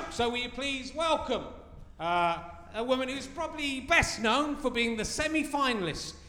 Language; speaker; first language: English; native; English